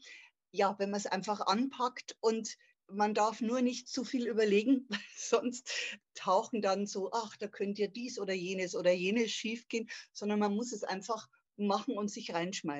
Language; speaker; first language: German; native; German